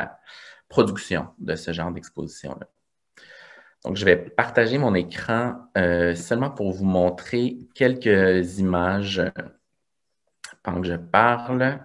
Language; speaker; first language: French; native; French